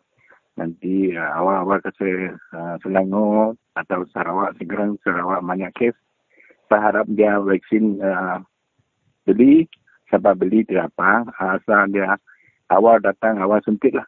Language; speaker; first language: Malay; non-native, local second language; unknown